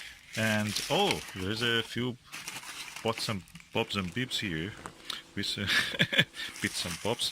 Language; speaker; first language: English; non-native, fluent; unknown